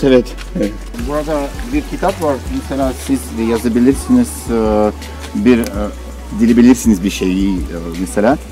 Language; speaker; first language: Turkish; non-native, fluent; Russian